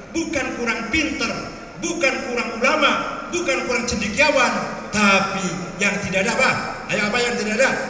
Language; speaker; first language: Malay; non-native, local second language; Javanese